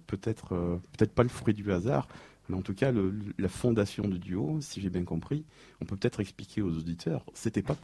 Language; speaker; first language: French; native; French